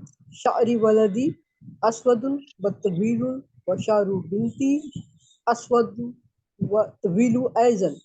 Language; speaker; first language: Arabic; non-native, learner; Urdu